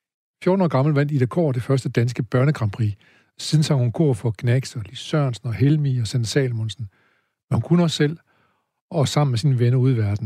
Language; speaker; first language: Danish; native; Danish